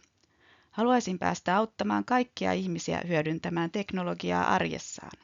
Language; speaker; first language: Finnish; native; Finnish